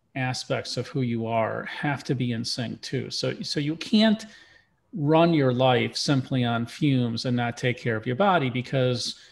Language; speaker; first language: English; early bilingual, other home language; Russian